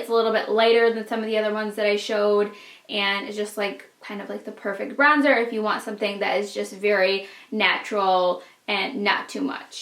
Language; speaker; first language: English; native; English